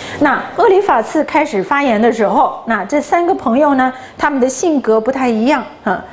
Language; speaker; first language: Chinese; native; Chinese